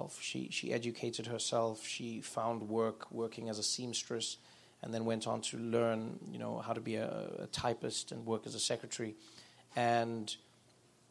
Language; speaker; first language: English; native; English